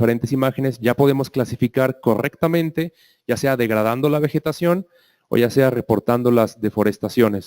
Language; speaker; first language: Spanish; native; Spanish